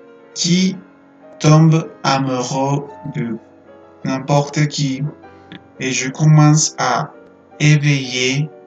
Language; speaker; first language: French; non-native, fluent; Spanish